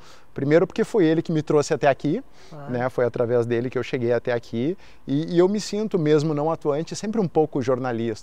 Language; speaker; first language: Portuguese; native; Portuguese